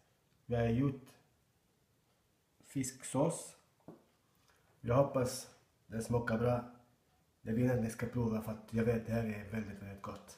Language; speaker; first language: Swedish; non-native, learner; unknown